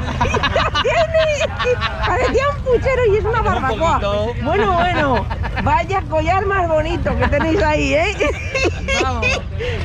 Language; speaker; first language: Spanish; native; Spanish